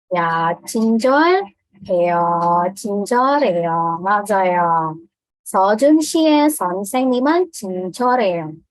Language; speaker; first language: Korean; non-native, fluent; Indonesian